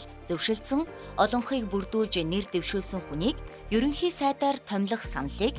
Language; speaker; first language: Mongolian; native; Mongolian